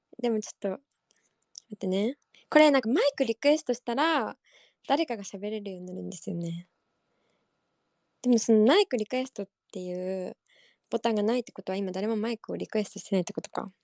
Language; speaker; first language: Japanese; native; Japanese